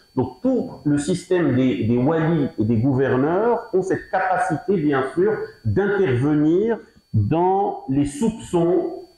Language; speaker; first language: French; non-native, local second language; Arabic